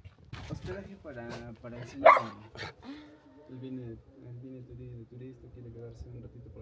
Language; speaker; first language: Spanish; native; Spanish